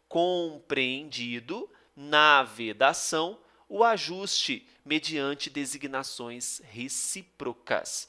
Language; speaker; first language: Portuguese; native; Portuguese